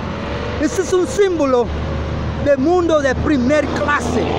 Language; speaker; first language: Spanish; early bilingual, heritage; Spanish